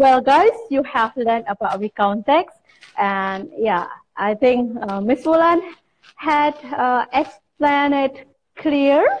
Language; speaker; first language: English; non-native, fluent; Indonesian